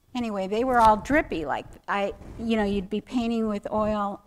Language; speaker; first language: English; native; English